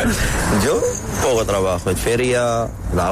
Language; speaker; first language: Spanish; non-native, learner; Arabic